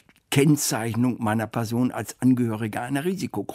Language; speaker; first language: German; native; German